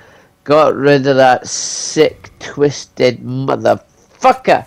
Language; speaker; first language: English; native; English